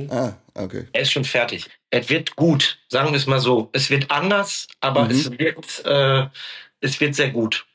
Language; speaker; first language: German; native; German